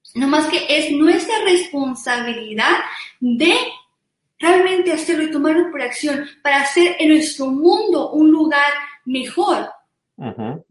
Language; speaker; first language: Spanish; early bilingual, heritage; Spanish